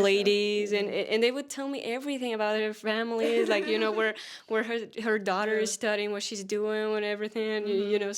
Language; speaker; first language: English; non-native, fluent; Spanish